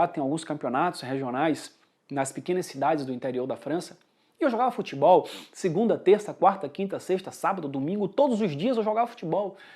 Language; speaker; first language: Portuguese; early bilingual, heritage; Portuguese